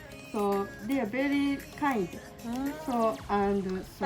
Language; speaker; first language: English; non-native, learner; Japanese